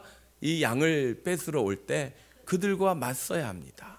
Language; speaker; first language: Korean; native; Korean